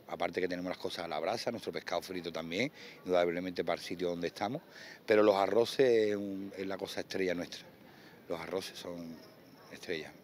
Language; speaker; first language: Spanish; native; Spanish